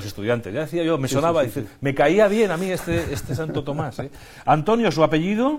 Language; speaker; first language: Spanish; native; Spanish